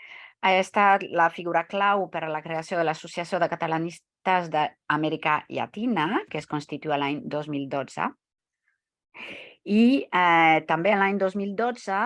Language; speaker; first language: Catalan; non-native, fluent; French